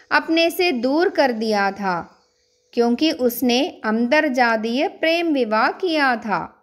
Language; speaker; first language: Hindi; non-native, local second language; Malayalam